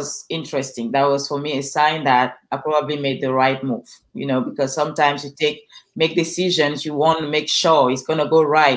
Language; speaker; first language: English; non-native, local second language; French